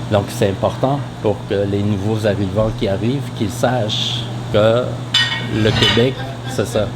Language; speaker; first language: French; non-native, fluent; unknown